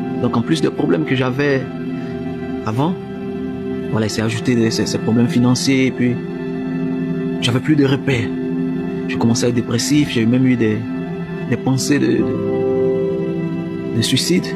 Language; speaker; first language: French; native; French